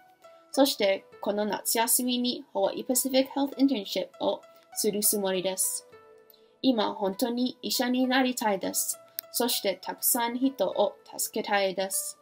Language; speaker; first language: Japanese; non-native, learner; English